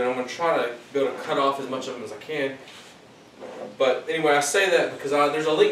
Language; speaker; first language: English; native; English